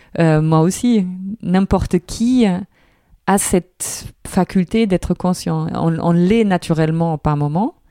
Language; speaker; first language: French; non-native, fluent; German